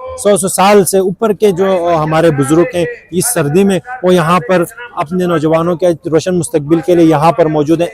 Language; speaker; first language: Urdu; non-native, local second language; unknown